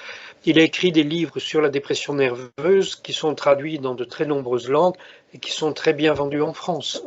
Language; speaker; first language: French; native; French